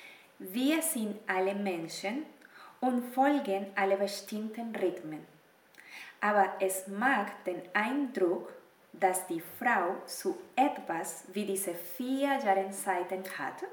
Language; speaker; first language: German; non-native, fluent; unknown